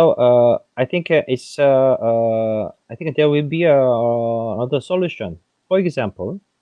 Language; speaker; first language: English; non-native, fluent; French